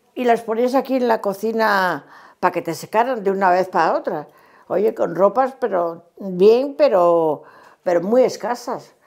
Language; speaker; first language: Spanish; native; Spanish